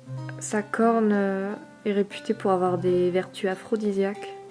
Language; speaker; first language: French; native; French